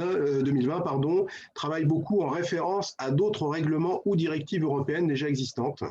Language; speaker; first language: French; native; French